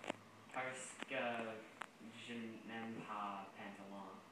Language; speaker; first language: French; non-native, learner; English